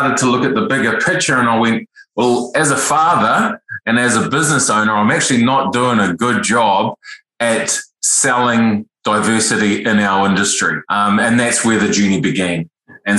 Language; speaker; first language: English; native; English